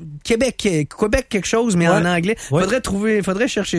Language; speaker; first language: French; native; French